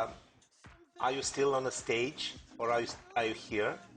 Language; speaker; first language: English; non-native, fluent; Romanian